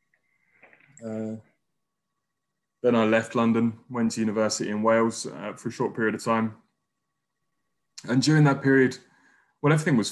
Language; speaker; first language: English; native; English